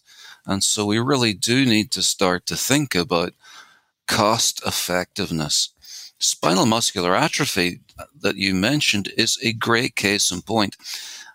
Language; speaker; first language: English; native; English